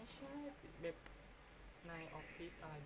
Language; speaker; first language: Thai; non-native, fluent; Indonesian